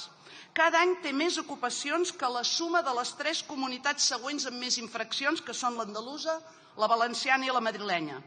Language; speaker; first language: Catalan; native; Catalan